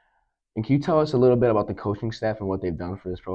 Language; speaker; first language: English; native; English